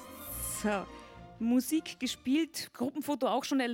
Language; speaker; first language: German; native; German